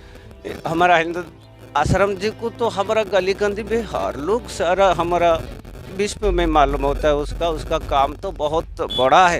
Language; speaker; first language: Hindi; non-native, local second language; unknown